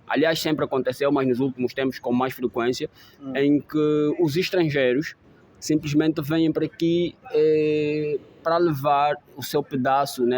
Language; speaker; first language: Portuguese; native; Portuguese